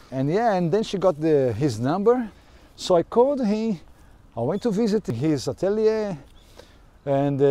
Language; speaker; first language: English; non-native, fluent; Portuguese